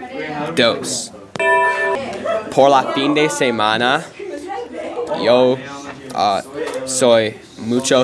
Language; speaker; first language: Spanish; non-native, learner; English